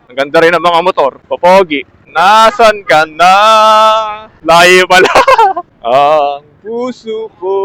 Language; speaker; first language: Filipino; native; Filipino